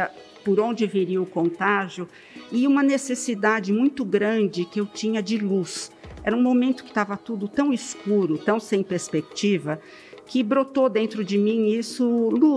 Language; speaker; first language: Portuguese; native; Portuguese